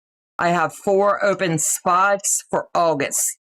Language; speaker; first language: English; native; English